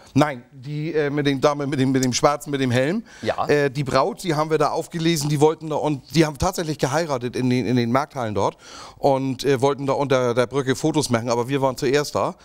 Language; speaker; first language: German; native; German